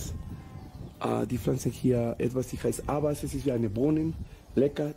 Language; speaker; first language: German; non-native, fluent; Spanish